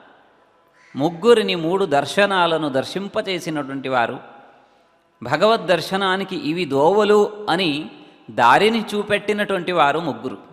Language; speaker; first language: Telugu; native; Telugu